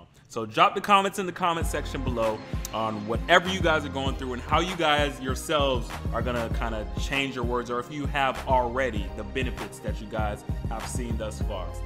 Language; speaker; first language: English; native; English